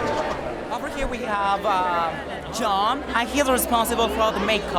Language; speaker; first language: English; non-native, learner; Spanish